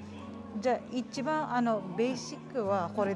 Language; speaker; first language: Japanese; non-native, fluent; Filipino